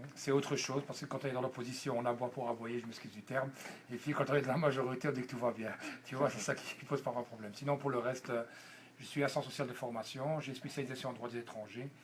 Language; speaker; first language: French; non-native, local second language; Dutch